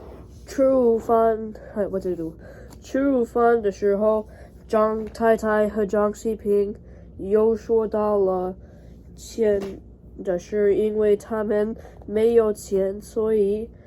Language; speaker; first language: Chinese; non-native, learner; English